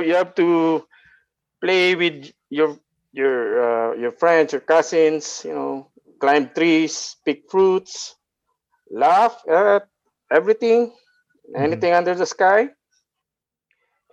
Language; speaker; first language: English; non-native, local second language; Filipino